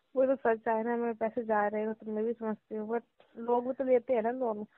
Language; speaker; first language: Hindi; native; Hindi